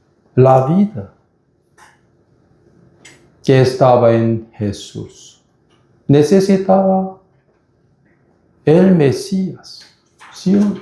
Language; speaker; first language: Spanish; non-native, fluent; Korean